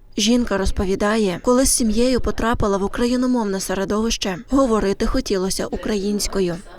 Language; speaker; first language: Ukrainian; native; Ukrainian